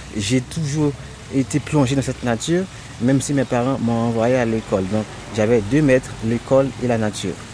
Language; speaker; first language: French; non-native, local second language; Haitian Creole